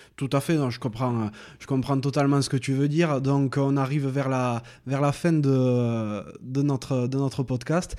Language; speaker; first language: French; native; French